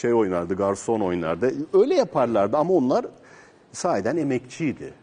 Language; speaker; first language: Turkish; native; Turkish